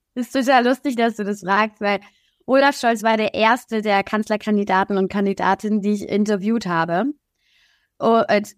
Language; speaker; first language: German; native; German